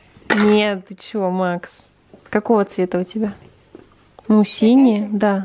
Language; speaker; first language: Russian; native; Russian